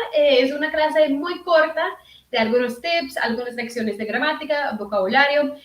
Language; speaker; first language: Spanish; early bilingual, heritage; Spanish